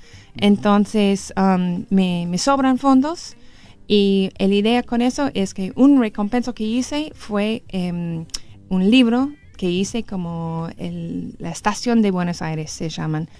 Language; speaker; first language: Spanish; non-native, learner; English